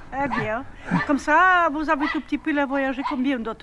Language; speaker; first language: French; non-native, learner; Polish